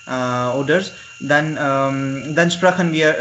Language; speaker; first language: German; non-native, learner; Marathi